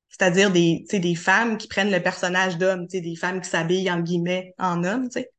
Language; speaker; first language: French; native; French